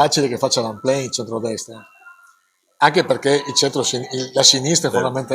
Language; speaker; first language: Italian; native; Italian